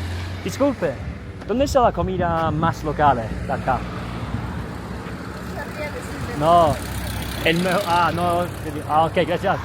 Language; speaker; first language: Spanish; non-native, learner; Italian